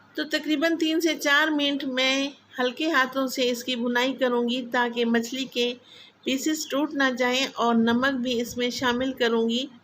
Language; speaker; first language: Urdu; non-native, local second language; Saraiki